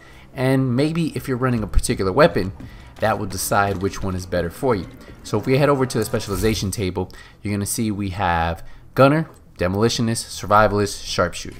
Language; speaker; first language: English; native; English